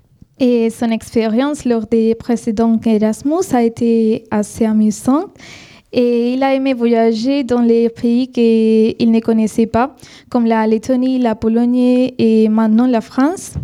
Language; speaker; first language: French; non-native, fluent; Spanish